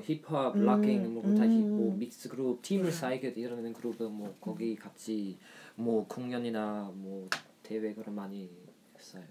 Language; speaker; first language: Korean; non-native, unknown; German